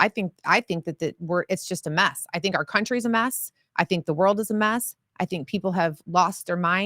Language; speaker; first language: English; native; English